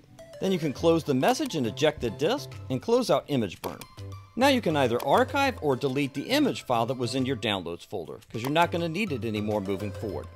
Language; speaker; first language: English; native; English